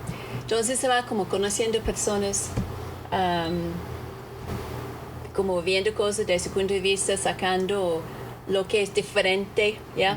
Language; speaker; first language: Spanish; non-native, fluent; English